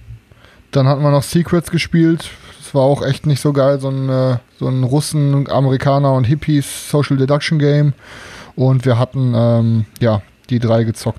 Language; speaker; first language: German; native; German